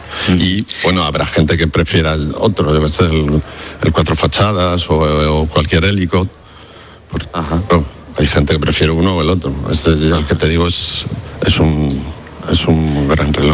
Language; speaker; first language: Spanish; native; Spanish